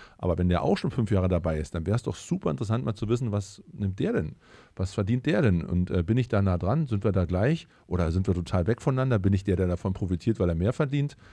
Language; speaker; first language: German; native; German